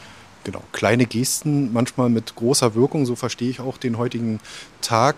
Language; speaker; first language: German; native; German